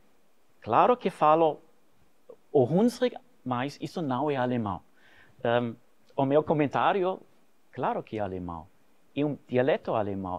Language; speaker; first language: Portuguese; non-native, fluent; German